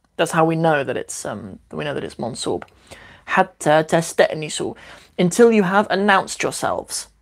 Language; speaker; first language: English; native; English